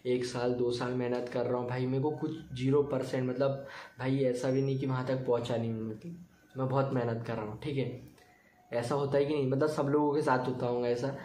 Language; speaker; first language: Hindi; native; Hindi